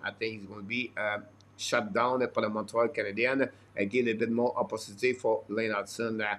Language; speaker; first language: English; non-native, fluent; French